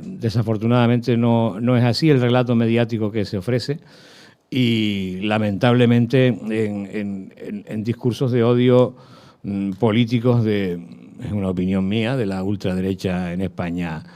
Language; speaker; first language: Spanish; native; Spanish